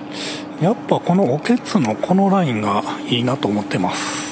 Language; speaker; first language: Japanese; native; Japanese